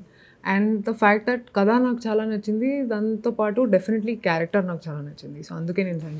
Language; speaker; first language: Telugu; non-native, local second language; Hindi